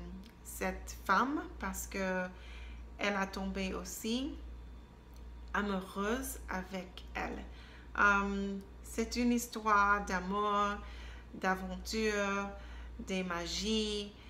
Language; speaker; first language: French; non-native, learner; English